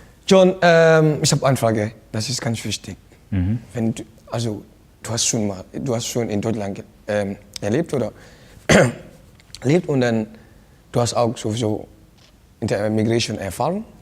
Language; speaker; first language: German; non-native, learner; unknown